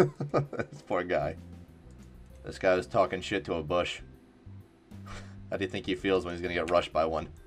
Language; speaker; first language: English; native; English